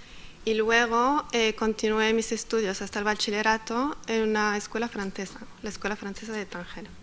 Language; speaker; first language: Spanish; non-native, fluent; Arabic